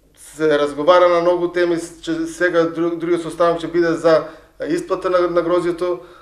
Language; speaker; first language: Macedonian; native; Macedonian